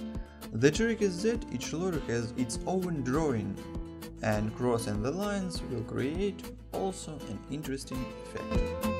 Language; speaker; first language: English; non-native, fluent; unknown